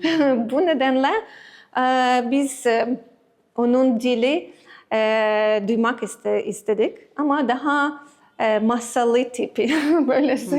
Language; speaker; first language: Turkish; non-native, learner; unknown